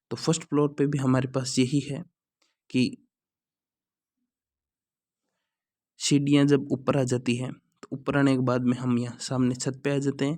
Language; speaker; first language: Hindi; native; Hindi